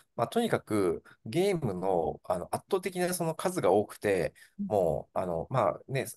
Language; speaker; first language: Japanese; native; Japanese